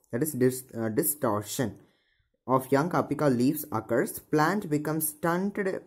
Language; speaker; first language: English; non-native, local second language; Tamil